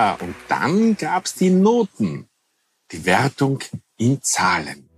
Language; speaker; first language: German; native; German